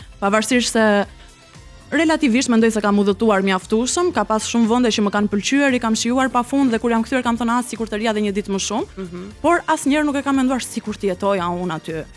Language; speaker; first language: Albanian; native; Albanian